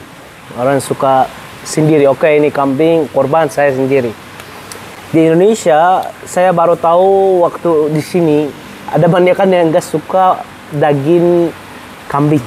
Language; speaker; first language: Indonesian; non-native, learner; Arabic